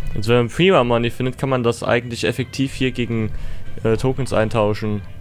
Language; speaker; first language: German; native; German